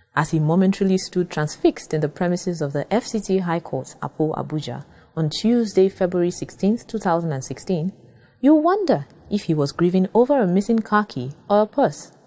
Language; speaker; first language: English; non-native, local second language; Yoruba